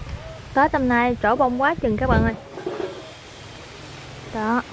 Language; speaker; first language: Vietnamese; native; Vietnamese